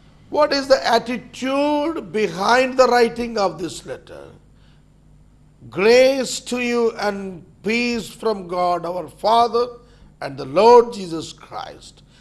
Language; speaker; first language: English; non-native, local second language; Telugu